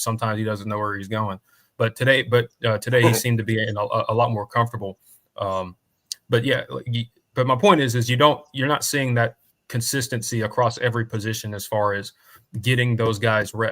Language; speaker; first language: English; native; English